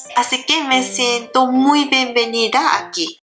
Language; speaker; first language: Spanish; non-native, learner; Japanese